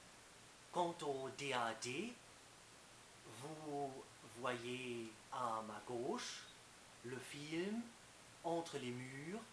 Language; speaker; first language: French; non-native, fluent; German